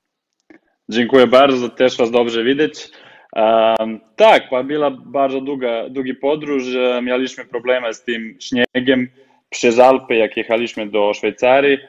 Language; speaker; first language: Polish; non-native, fluent; Serbian